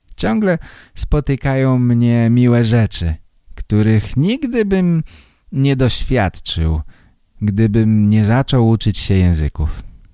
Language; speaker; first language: Polish; native; Polish